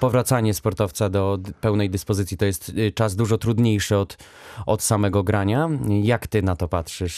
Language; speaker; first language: Polish; native; Polish